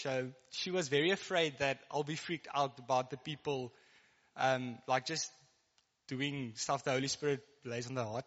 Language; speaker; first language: English; non-native, local second language; Afrikaans